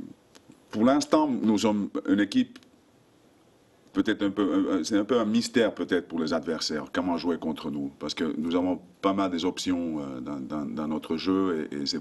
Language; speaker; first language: French; non-native, fluent; Finnish